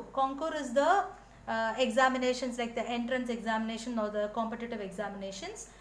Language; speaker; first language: English; non-native, local second language; Tamil